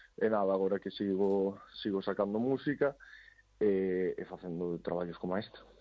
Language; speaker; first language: Galician; native; Galician